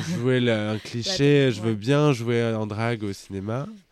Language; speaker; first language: French; native; French